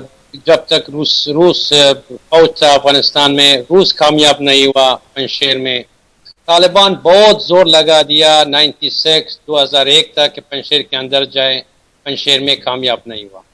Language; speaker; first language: Hindi; non-native, fluent; Persian